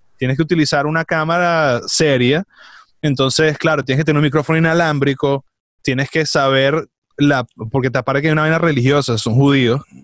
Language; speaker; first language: Spanish; native; Spanish